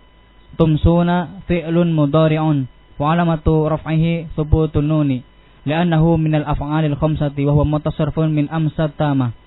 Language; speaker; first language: Arabic; non-native, learner; Indonesian